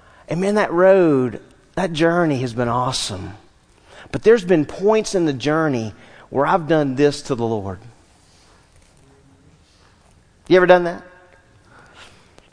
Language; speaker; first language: English; native; English